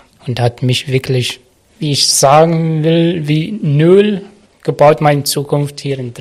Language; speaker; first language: German; non-native, learner; Arabic